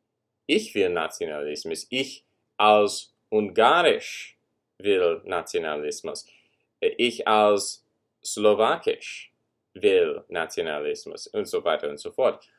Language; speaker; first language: German; non-native, learner; English